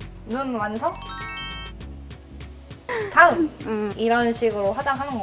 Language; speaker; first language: Korean; native; Korean